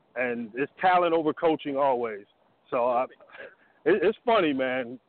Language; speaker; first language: English; native; English